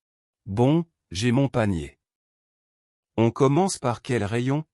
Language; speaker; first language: French; non-native, local second language; Arabic